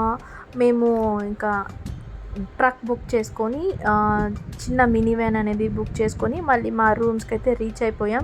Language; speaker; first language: Telugu; native; Telugu